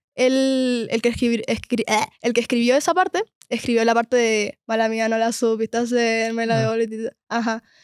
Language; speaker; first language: Spanish; native; Spanish